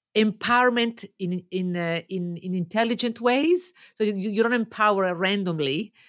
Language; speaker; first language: English; non-native, fluent; Italian